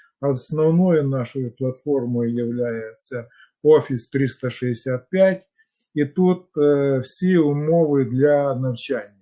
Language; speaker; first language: Ukrainian; non-native, local second language; Russian